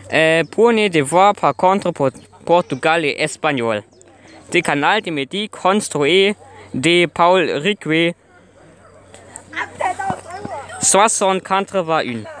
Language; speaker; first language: French; non-native, learner; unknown